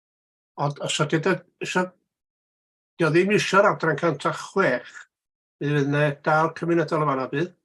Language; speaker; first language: Welsh; native; Welsh